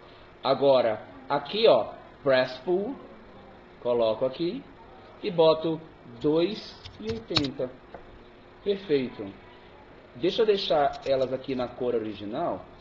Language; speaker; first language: Portuguese; native; Portuguese